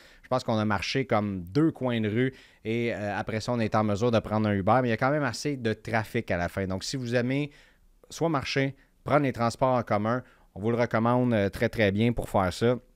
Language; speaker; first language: French; native; French